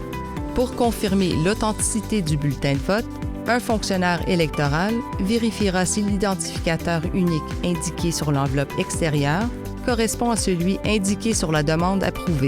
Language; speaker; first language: French; native; French